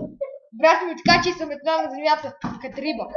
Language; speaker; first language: Bulgarian; native; Bulgarian